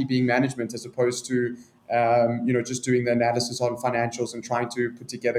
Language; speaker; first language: English; native; English